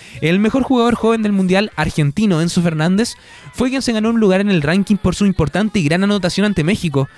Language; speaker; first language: Spanish; native; Spanish